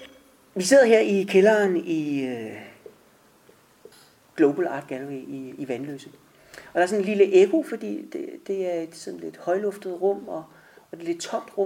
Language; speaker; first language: Danish; native; Danish